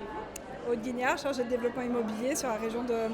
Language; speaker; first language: French; native; French